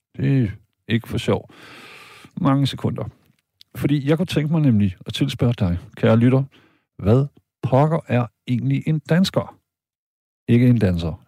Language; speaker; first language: Danish; native; Danish